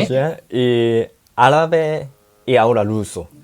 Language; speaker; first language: Spanish; non-native, learner; Japanese